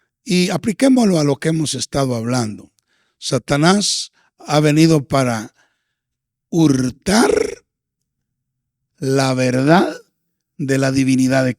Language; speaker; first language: Spanish; native; Spanish